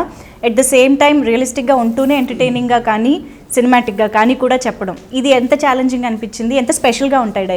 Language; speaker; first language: Telugu; native; Telugu